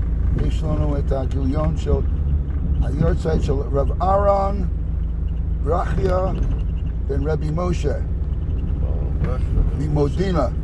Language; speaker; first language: Hebrew; non-native, fluent; English